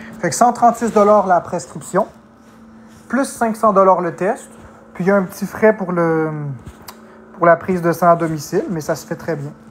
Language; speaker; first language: French; native; French